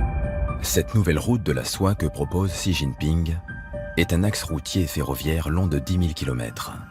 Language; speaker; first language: French; native; French